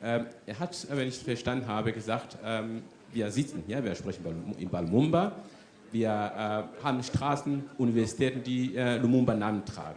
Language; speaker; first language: German; non-native, fluent; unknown